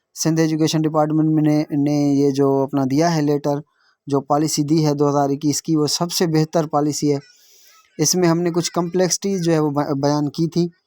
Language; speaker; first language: Urdu; non-native, local second language; Sindhi